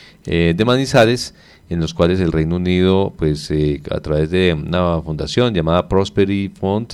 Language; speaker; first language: Spanish; native; Spanish